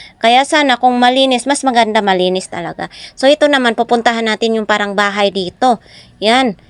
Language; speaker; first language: Filipino; non-native, local second language; Masbatenyo